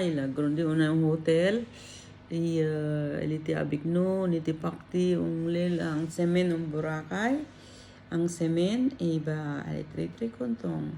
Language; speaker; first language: French; non-native, learner; Filipino